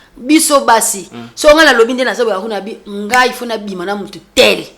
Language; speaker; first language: Lingala; non-native, local second language; Luba-Lulua